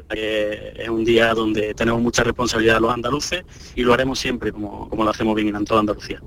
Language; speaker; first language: Spanish; native; Spanish